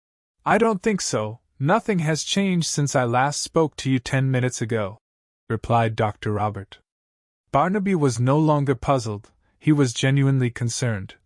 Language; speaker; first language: English; native; English